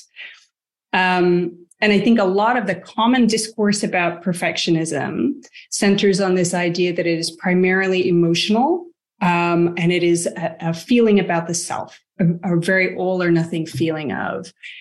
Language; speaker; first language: English; native; English